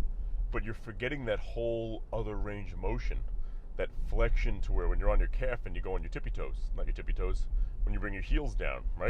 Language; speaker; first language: English; native; English